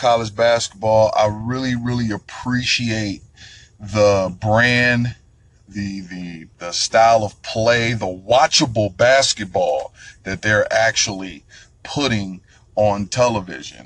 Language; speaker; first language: English; native; English